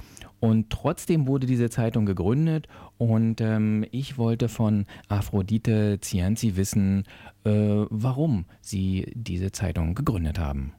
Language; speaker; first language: German; native; German